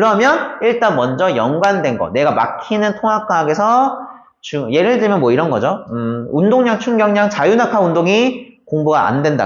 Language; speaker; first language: Korean; native; Korean